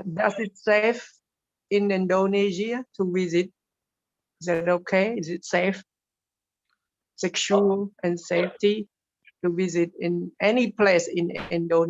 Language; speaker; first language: English; non-native, learner; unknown